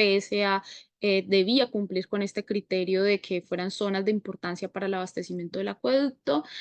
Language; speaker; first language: Spanish; native; Spanish